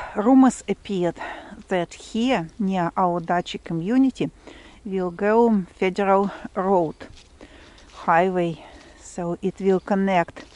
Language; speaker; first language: English; non-native, fluent; Russian